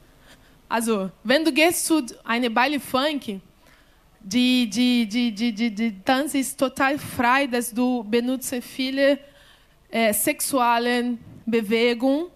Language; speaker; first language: German; non-native, learner; Portuguese